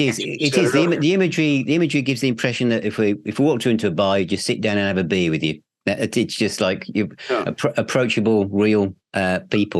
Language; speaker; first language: English; native; English